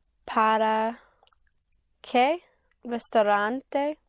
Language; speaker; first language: Spanish; non-native, learner; English